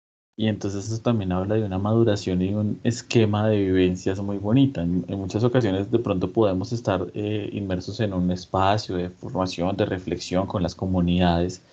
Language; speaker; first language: Spanish; native; Spanish